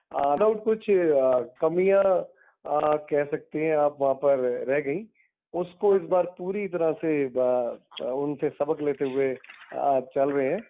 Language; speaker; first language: Hindi; non-native, local second language; Punjabi